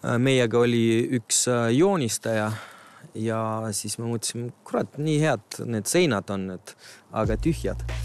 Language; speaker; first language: Estonian; non-native, local second language; Russian